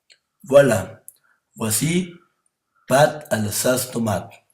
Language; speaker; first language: French; non-native, learner; Spanish